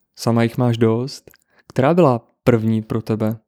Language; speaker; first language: Czech; native; Czech